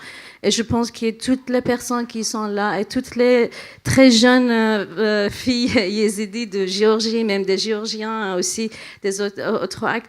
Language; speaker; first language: French; non-native, fluent; Central Kurdish